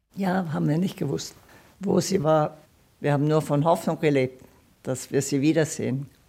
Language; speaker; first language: German; non-native, fluent; Italian